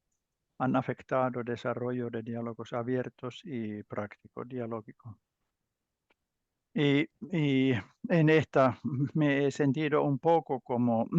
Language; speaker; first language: Spanish; non-native, learner; Finnish